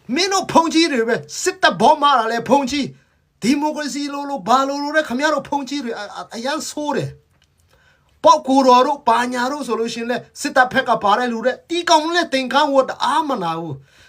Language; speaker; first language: Burmese; non-native, local second language; Hakha Chin